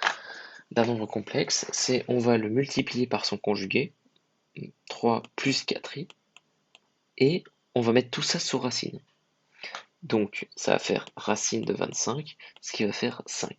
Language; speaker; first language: French; native; French